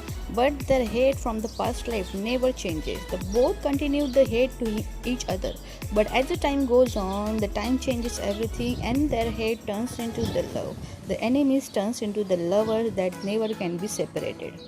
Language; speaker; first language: English; non-native, fluent; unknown